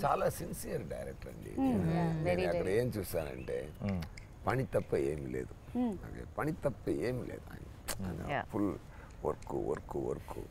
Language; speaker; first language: Telugu; non-native, learner; Tamil